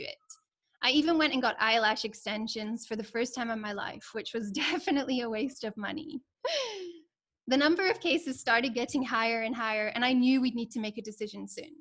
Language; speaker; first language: English; native; English